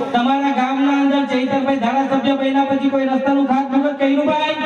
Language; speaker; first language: Gujarati; native; Gujarati